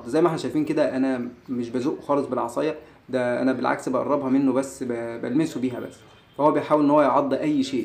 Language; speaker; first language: Arabic; native; Arabic